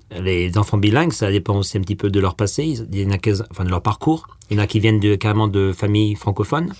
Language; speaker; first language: French; native; French